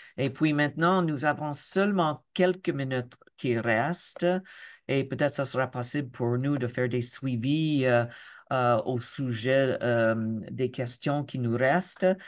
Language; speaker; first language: French; non-native, local second language; English